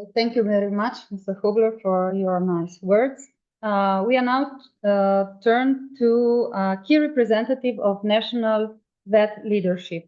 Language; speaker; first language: English; non-native, fluent; Slovenian